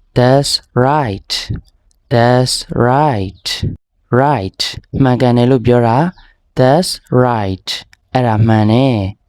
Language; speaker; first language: Burmese; native; Burmese